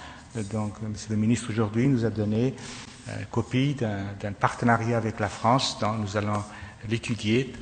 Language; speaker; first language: French; non-native, fluent; Persian